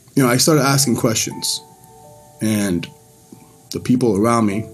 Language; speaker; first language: English; early bilingual, other home language; Persian